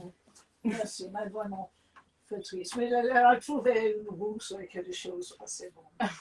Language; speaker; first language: French; non-native, fluent; English